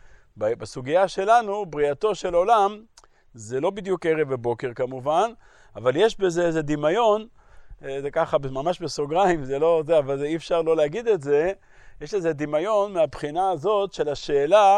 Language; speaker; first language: Hebrew; native; Hebrew